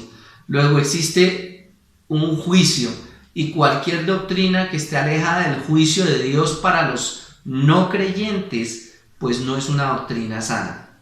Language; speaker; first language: Spanish; native; Spanish